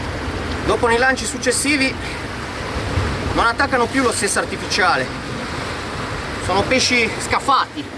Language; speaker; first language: Italian; native; Italian